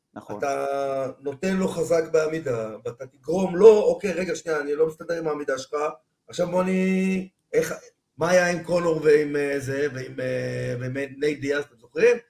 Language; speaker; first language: Hebrew; non-native, fluent; Spanish